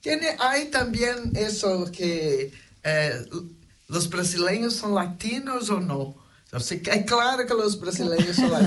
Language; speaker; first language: Spanish; non-native, fluent; Portuguese